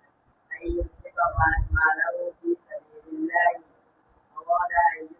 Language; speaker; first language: Arabic; non-native, learner; Bangla